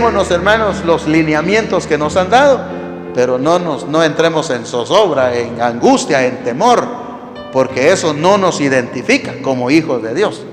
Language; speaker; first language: Spanish; native; Spanish